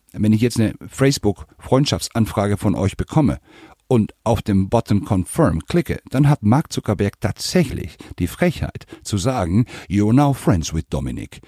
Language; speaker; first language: German; non-native, fluent; Spanish